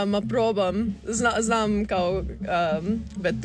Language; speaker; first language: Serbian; early bilingual, heritage; English